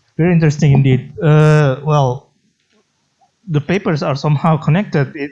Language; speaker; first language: English; non-native, fluent; Indonesian